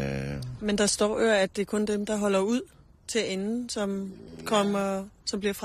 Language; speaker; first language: Danish; native; Danish